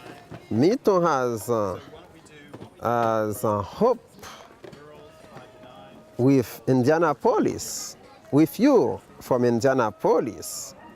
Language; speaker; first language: English; non-native, local second language; Haitian Creole